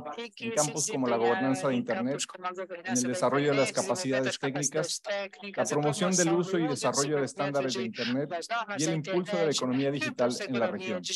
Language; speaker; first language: Spanish; native; Spanish